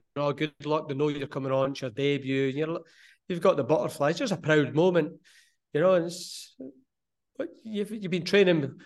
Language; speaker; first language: English; native; English